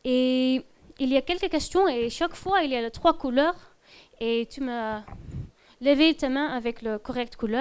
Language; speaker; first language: French; non-native, fluent; Dutch